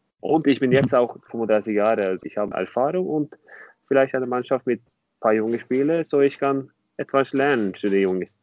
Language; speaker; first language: German; non-native, fluent; Norwegian